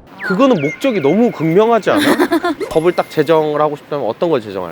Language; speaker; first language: Korean; native; Korean